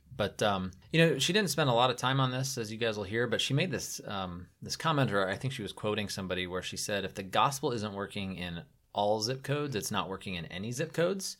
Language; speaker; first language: English; native; English